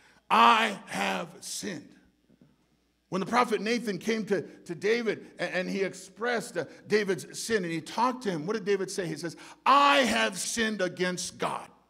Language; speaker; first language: English; early bilingual, other home language; Spanish